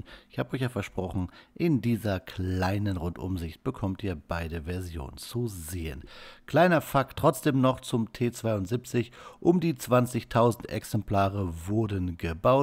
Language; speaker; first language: German; native; German